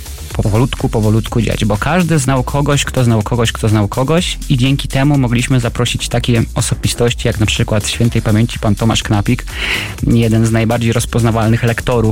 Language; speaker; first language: Polish; native; Polish